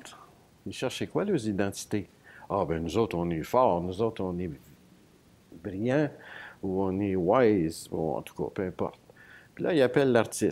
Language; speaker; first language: French; native; French